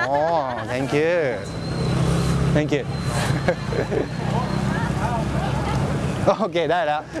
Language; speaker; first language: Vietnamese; non-native, learner; Thai